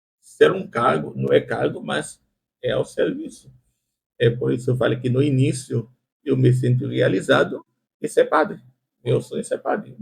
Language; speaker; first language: Portuguese; non-native, fluent; Haitian Creole